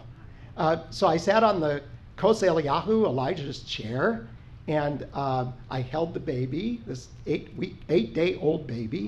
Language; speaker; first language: English; native; English